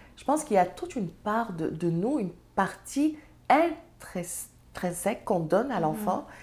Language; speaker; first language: French; non-native, local second language; Serer